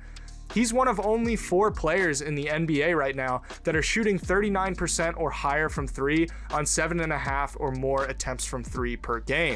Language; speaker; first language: English; native; English